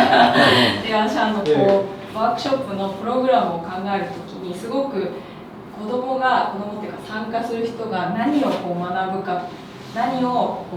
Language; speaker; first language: Japanese; native; Japanese